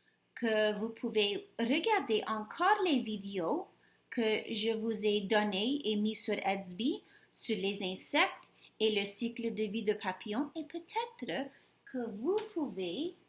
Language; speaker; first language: French; non-native, fluent; English